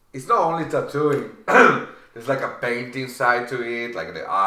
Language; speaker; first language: English; non-native, fluent; Italian